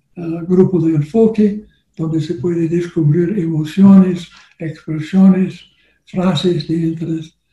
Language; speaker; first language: Spanish; non-native, learner; English